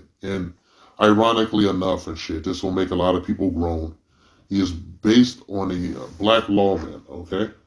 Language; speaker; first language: English; native; English